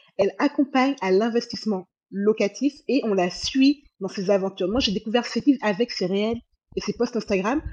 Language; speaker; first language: French; native; French